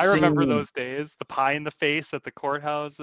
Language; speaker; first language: English; native; English